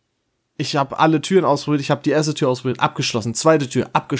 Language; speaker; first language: German; native; German